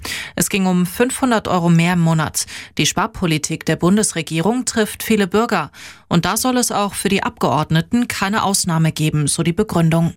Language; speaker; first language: German; native; German